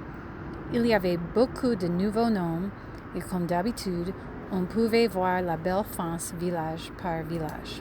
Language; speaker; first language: French; non-native, learner; English